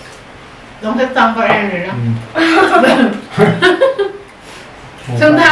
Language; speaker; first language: English; non-native, learner; Vietnamese